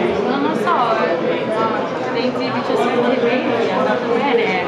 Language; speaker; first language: Italian; non-native, learner; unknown